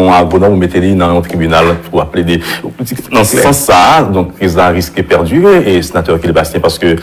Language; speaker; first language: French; non-native, local second language; Haitian Creole